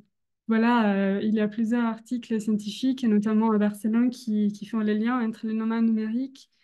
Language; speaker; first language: French; non-native, fluent; Italian